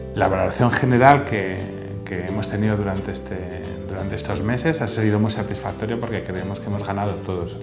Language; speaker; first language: Spanish; native; Spanish